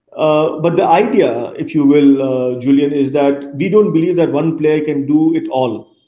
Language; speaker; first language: English; non-native, local second language; Bangla